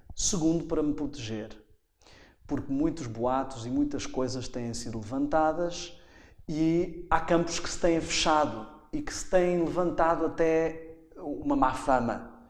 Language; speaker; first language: Portuguese; native; Portuguese